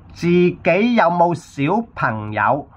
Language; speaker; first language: Cantonese; native; Cantonese